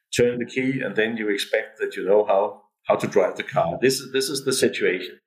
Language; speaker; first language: English; non-native, fluent; Danish